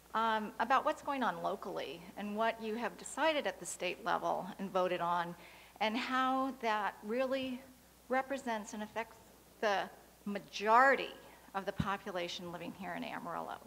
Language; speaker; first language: English; native; English